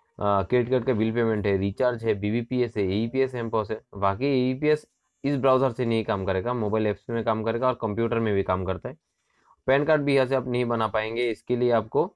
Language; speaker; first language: Hindi; non-native, local second language; Bangla